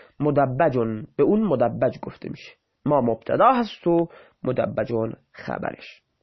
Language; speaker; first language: Persian; non-native, local second language; Baluchi